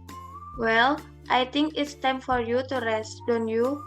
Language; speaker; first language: English; non-native, learner; Indonesian